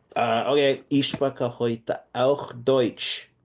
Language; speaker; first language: German; non-native, learner; English